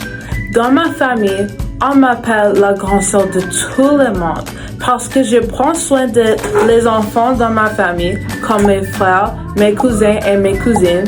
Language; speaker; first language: French; non-native, learner; English